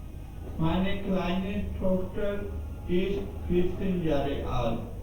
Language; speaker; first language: German; non-native, learner; Urdu